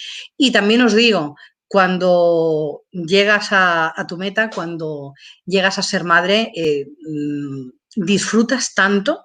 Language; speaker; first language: Spanish; native; Spanish